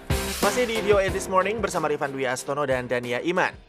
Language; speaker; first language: Indonesian; native; Indonesian